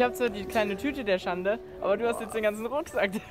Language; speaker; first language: German; native; German